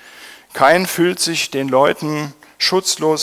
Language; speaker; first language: German; native; German